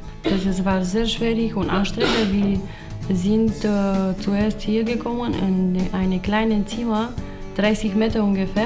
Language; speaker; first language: German; non-native, learner; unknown